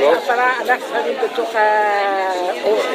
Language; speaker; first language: Hebrew; non-native, learner; Arabic